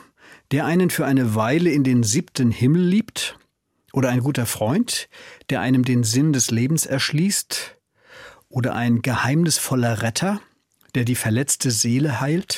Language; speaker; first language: German; native; German